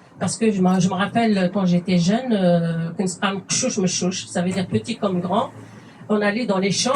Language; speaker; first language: French; non-native, fluent; Kabyle